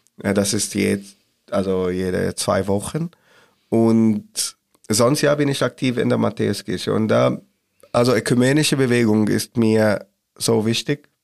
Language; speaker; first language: German; non-native, learner; Arabic